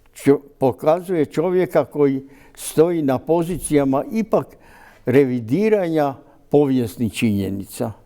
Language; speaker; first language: Croatian; native; Croatian